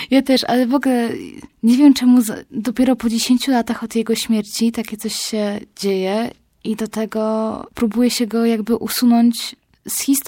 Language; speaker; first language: Polish; native; Polish